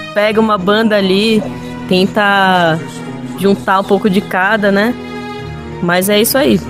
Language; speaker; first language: Portuguese; native; Portuguese